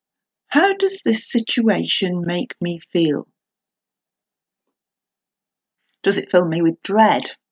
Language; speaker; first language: English; native; English